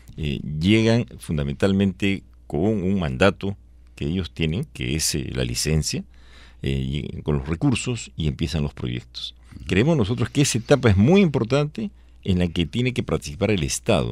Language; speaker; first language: Spanish; native; Spanish